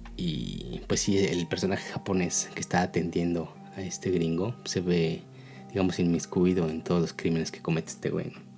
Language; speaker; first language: Spanish; native; Spanish